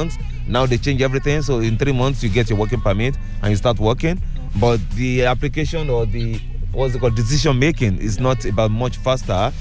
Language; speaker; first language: English; non-native, local second language; Yoruba